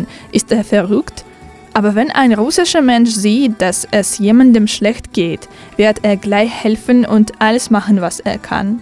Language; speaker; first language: German; non-native, fluent; Russian